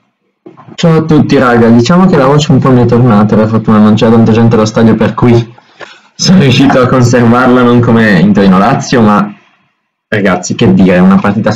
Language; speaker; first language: Italian; native; Italian